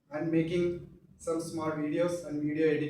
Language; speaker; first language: English; non-native, local second language; Malayalam